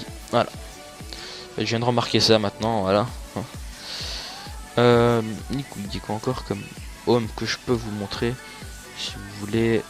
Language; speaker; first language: French; native; French